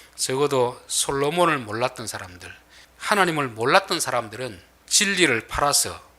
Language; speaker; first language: Korean; native; Korean